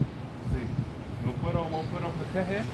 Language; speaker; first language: Spanish; non-native, learner; English